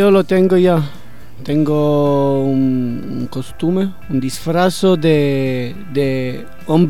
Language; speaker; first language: Spanish; non-native, learner; Italian